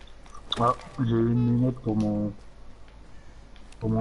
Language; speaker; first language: French; native; French